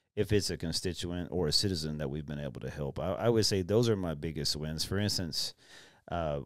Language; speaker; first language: English; native; English